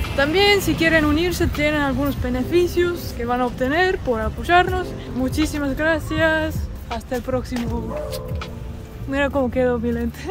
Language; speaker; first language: Spanish; non-native, fluent; Estonian